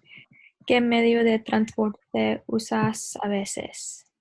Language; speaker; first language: Spanish; non-native, learner; English